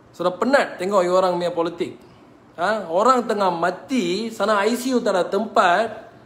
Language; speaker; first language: Malay; non-native, local second language; Tamil